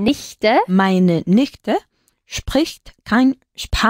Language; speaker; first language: German; non-native, learner; Spanish